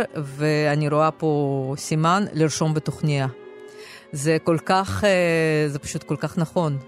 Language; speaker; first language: Hebrew; non-native, fluent; Russian